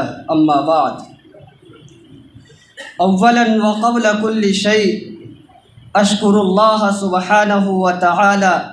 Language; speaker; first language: Arabic; non-native, fluent; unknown